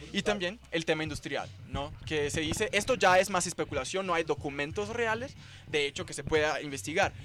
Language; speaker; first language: Spanish; non-native, fluent; Portuguese